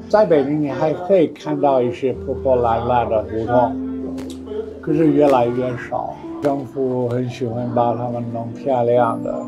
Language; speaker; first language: Chinese; non-native, fluent; English